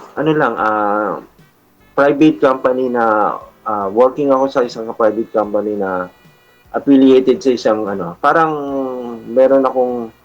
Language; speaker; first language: Filipino; native; Filipino